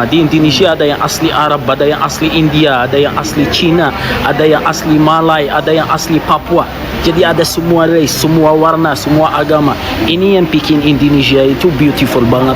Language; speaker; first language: Indonesian; non-native, fluent; Arabic